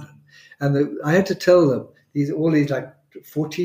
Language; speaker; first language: English; non-native, local second language; Swahili